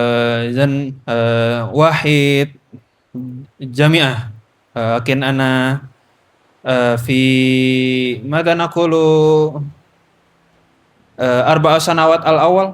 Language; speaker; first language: Arabic; non-native, learner; Indonesian